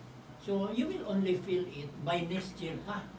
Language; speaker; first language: English; non-native, local second language; Filipino